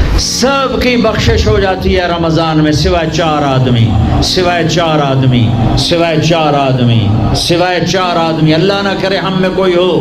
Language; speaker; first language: Urdu; non-native, local second language; Punjabi